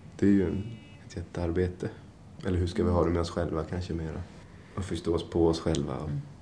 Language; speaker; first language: Swedish; native; Swedish